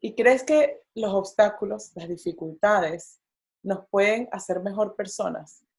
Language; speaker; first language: Spanish; native; Spanish